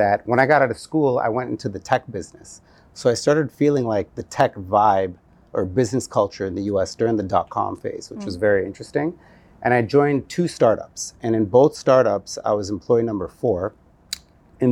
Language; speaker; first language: English; native; English